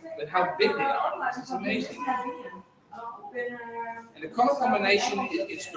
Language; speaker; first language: English; non-native, fluent; Dutch